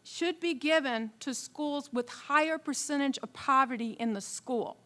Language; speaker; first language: English; native; English